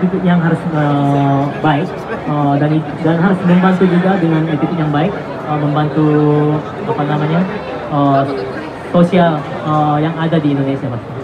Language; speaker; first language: Indonesian; non-native, fluent; Korean